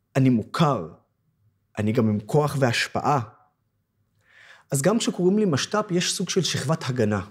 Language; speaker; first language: Hebrew; non-native, local second language; Arabic